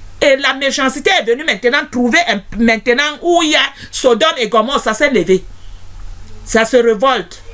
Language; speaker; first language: French; non-native, local second language; Basaa